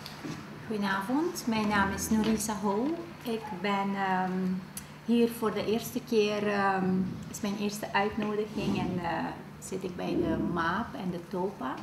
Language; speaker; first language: Dutch; non-native, local second language; Papiamento